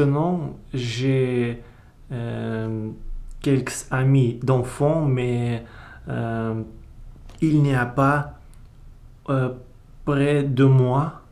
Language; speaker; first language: French; non-native, learner; Russian